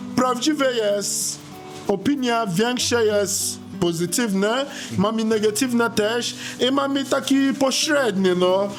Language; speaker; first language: Polish; non-native, learner; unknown